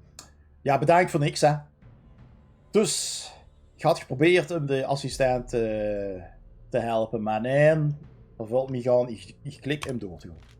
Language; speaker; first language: Dutch; native; Dutch